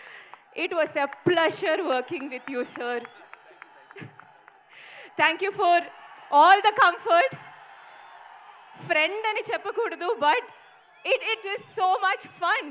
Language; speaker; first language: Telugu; non-native, local second language; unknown